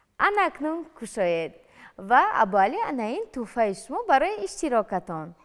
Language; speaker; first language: Tajik; native; Tajik